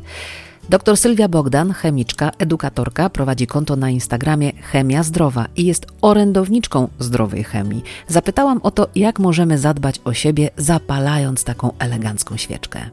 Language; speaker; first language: Polish; native; Polish